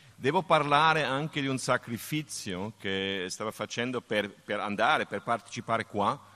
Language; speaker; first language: Italian; non-native, fluent; German